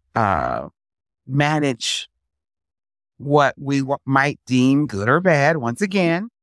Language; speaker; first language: English; native; English